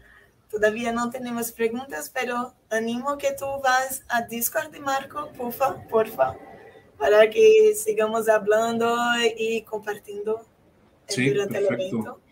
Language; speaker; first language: Spanish; non-native, fluent; Portuguese